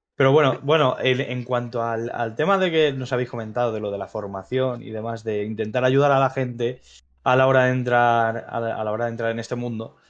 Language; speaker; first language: Spanish; native; Spanish